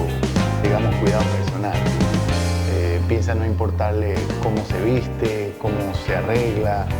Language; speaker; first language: Spanish; native; Spanish